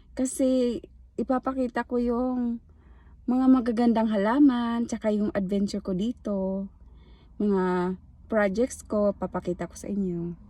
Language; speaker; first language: Filipino; native; Filipino